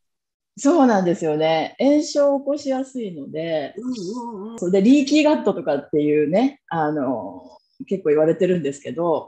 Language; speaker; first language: Japanese; native; Japanese